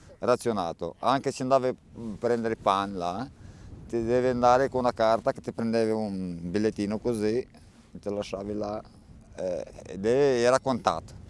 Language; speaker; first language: Italian; non-native, learner; Romanian